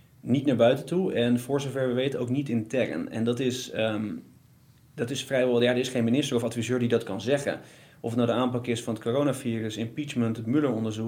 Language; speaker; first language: Dutch; native; Dutch